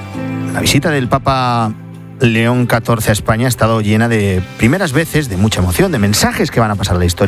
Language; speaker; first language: Spanish; native; Spanish